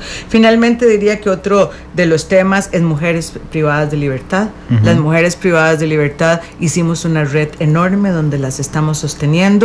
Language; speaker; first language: Spanish; native; Spanish